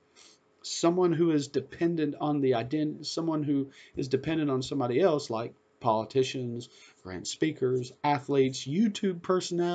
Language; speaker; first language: English; native; English